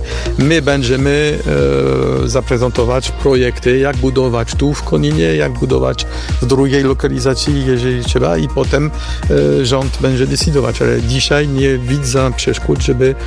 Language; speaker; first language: Polish; non-native, fluent; French